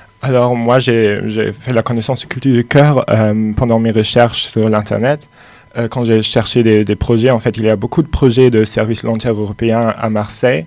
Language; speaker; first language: French; non-native, fluent; German